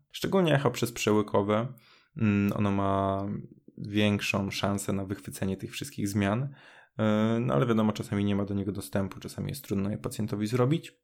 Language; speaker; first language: Polish; native; Polish